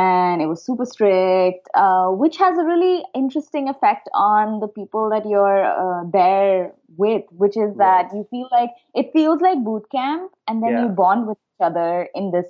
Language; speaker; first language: English; non-native, local second language; Hindi